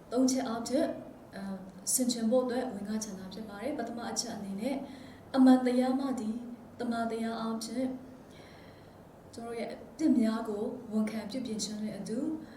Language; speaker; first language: Burmese; non-native, local second language; Kachin